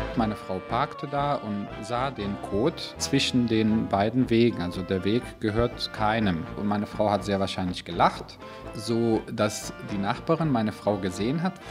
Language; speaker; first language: German; non-native, fluent; Bosnian